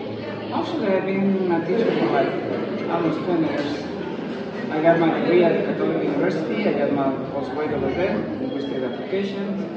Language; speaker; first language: English; non-native, fluent; Spanish